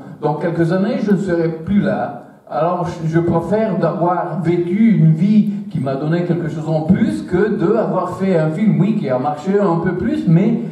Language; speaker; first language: French; non-native, fluent; Italian